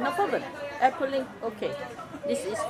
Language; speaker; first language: English; non-native, learner; Chinese